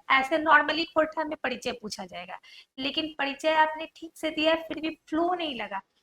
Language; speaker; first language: Hindi; native; Hindi